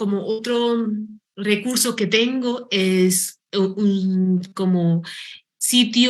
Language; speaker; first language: Spanish; non-native, fluent; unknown